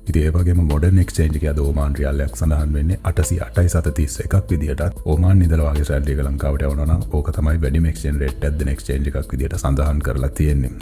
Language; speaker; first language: Sinhala; non-native, local second language; Tamil